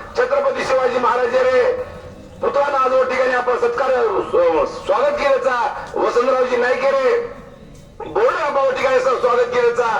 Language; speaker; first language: Marathi; non-native, local second language; Lambadi